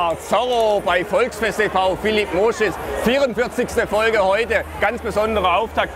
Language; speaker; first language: German; native; German